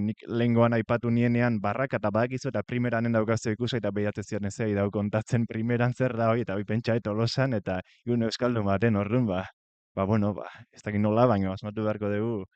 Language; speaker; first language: Basque; native; Basque